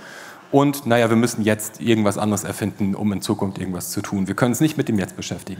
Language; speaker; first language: German; native; German